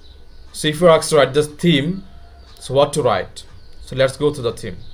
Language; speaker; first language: English; non-native, fluent; Bangla